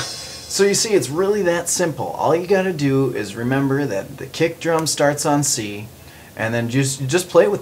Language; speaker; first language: English; native; English